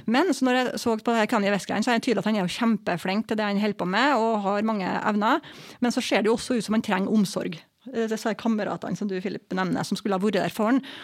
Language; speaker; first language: Norwegian; native; Norwegian